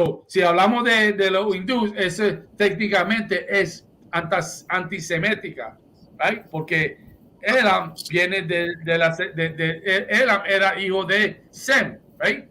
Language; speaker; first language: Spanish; early bilingual, heritage; Spanish